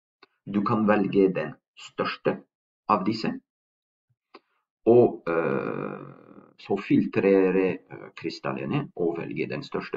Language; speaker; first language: Norwegian; non-native, fluent; French